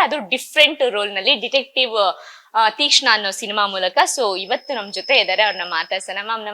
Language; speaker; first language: Kannada; native; Kannada